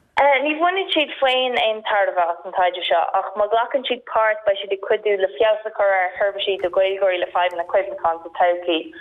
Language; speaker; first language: Irish; non-native, local second language; English